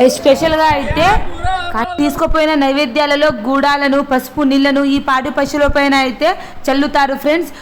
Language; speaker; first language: Telugu; non-native, local second language; Lambadi